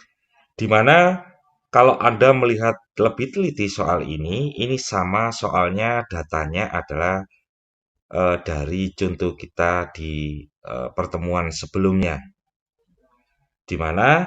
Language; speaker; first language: Indonesian; native; Indonesian